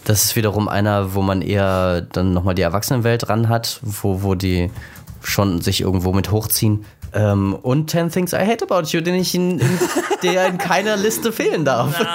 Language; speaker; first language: German; native; German